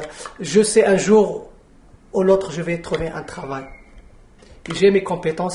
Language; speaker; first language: French; non-native, local second language; Arabic